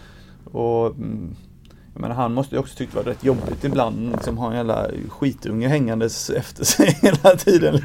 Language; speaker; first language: Swedish; native; Swedish